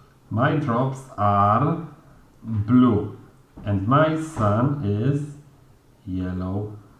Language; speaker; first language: English; non-native, fluent; Polish